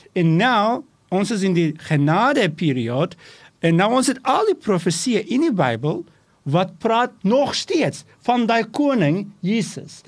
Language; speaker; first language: Afrikaans; non-native, local second language; English